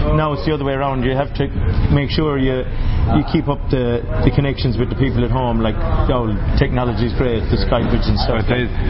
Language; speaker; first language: English; native; English